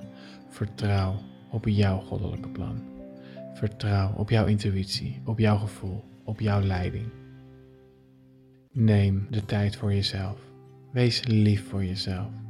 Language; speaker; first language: Dutch; native; Dutch